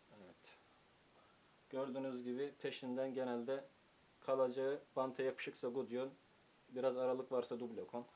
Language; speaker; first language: Turkish; native; Turkish